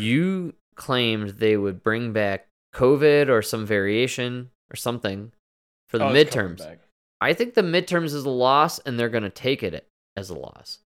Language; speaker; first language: English; native; English